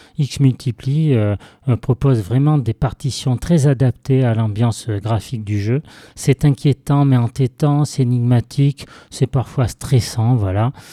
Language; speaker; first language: French; native; French